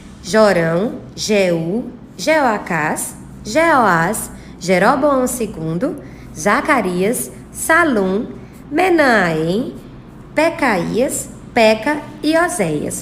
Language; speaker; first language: Portuguese; native; Portuguese